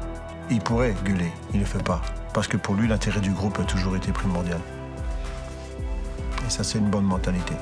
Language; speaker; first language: French; native; French